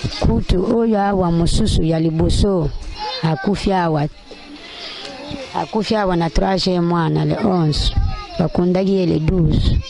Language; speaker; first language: Lingala; non-native, local second language; Kituba (Democratic Republic of Congo)